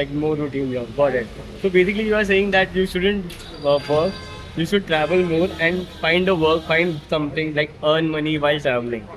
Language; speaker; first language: English; non-native, fluent; Hindi